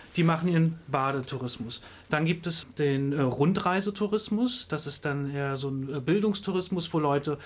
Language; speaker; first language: German; native; German